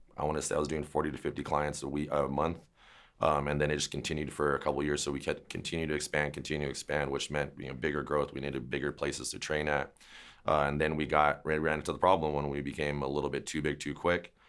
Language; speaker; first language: English; native; English